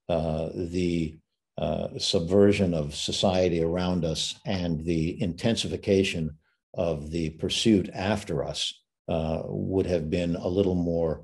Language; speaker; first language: English; native; English